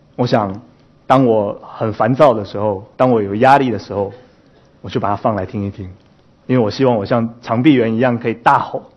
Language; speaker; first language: Chinese; native; Chinese